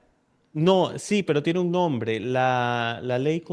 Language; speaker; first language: Spanish; native; Spanish